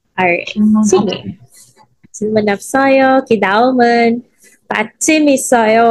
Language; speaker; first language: Korean; non-native, fluent; Filipino